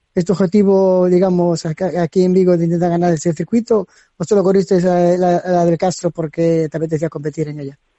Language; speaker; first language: Spanish; native; Spanish